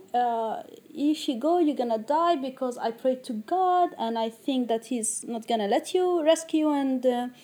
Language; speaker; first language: English; non-native, fluent; Arabic